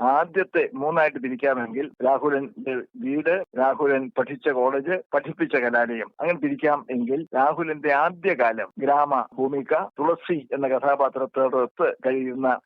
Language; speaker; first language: Malayalam; native; Malayalam